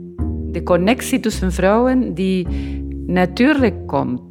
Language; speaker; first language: Dutch; non-native, learner; Spanish